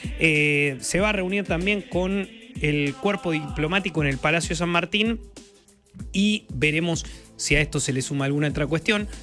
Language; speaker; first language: Spanish; native; Spanish